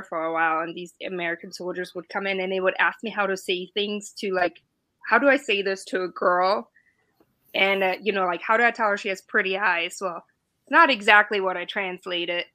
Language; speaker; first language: English; non-native, fluent; German